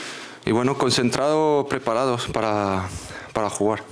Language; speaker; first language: Spanish; non-native, fluent; French